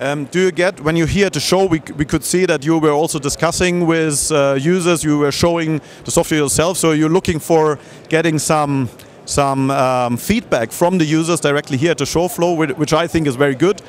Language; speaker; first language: English; non-native, fluent; German